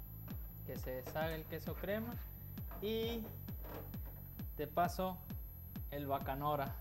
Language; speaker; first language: Spanish; native; Spanish